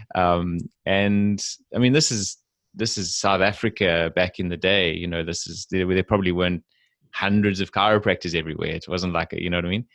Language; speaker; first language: English; native; English